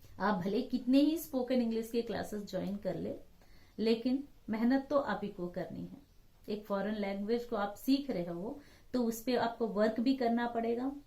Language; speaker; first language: Hindi; non-native, local second language; Telugu